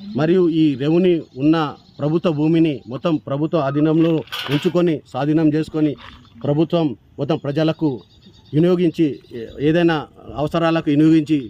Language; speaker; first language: Telugu; non-native, local second language; Lambadi